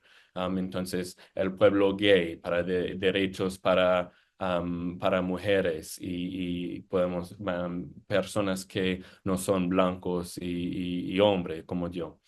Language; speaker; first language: Spanish; non-native, fluent; English